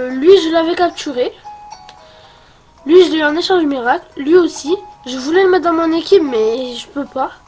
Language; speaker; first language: French; native; French